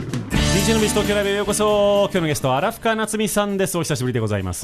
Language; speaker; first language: Japanese; native; Japanese